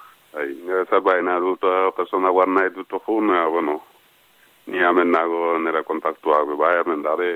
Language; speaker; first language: Basque; non-native, learner; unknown